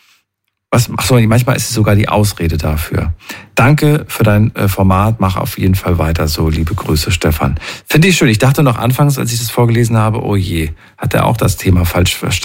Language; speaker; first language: German; native; German